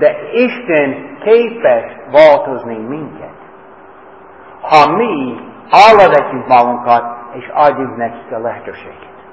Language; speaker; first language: Hungarian; non-native, fluent; English